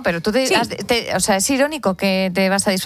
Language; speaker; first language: Spanish; native; Spanish